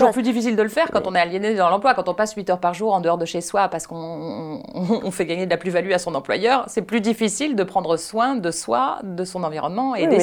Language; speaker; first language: French; native; French